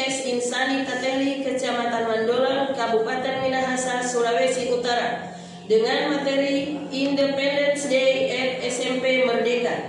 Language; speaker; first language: Indonesian; native; Indonesian